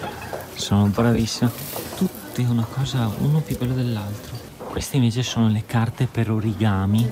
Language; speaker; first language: Italian; native; Italian